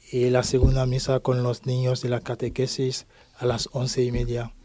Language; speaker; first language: Spanish; non-native, learner; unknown